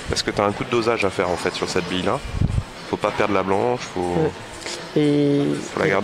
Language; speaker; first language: French; native; French